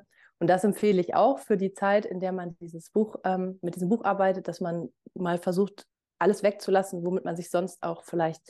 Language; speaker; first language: German; native; German